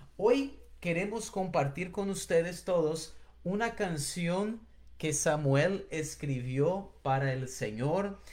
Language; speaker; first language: Spanish; non-native, fluent; Portuguese